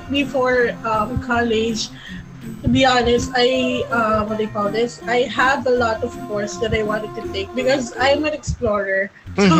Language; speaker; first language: English; non-native, local second language; Filipino